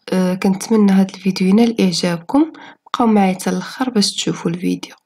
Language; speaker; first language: Arabic; native; Arabic